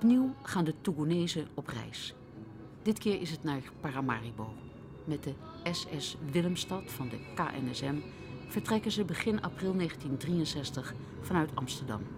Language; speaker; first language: Dutch; native; Dutch